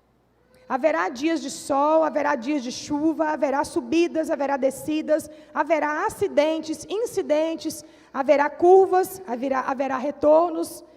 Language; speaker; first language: Portuguese; native; Portuguese